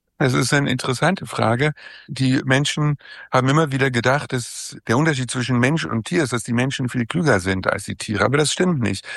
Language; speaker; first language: German; native; German